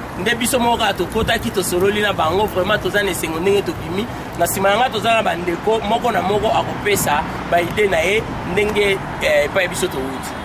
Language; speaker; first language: Lingala; native; Lingala